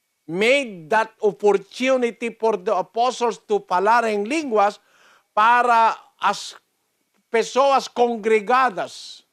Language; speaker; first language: Portuguese; non-native, learner; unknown